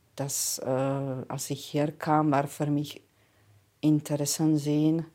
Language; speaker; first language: German; non-native, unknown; Slovak